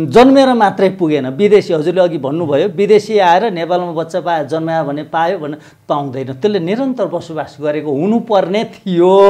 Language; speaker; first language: Nepali; native; Nepali